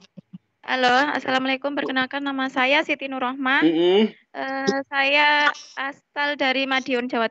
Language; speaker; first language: Indonesian; non-native, local second language; Javanese